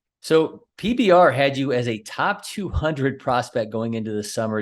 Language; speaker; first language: English; native; English